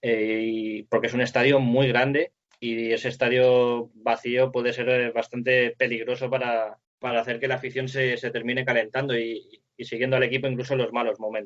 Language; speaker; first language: Spanish; native; Spanish